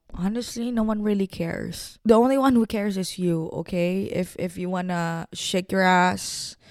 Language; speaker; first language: English; non-native, local second language; Filipino